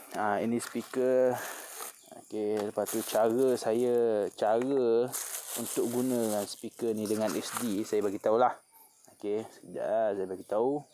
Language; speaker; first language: Malay; native; Malay